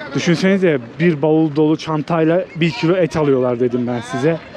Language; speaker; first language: Turkish; native; Turkish